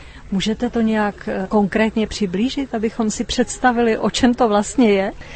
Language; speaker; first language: Czech; native; Czech